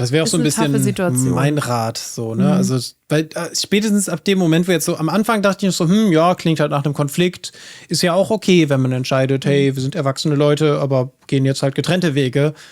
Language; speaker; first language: German; native; German